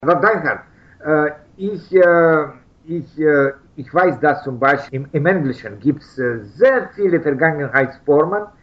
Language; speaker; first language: German; non-native, fluent; Russian